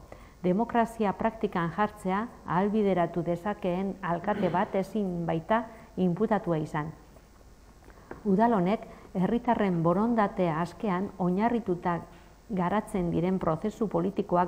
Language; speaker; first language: Basque; native; Basque